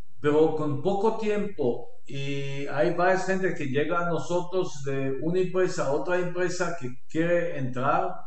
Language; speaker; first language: Spanish; non-native, learner; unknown